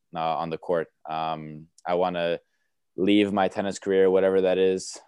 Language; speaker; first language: English; early bilingual, other home language; Romanian